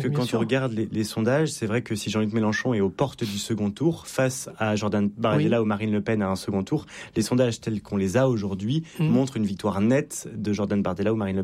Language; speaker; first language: French; native; French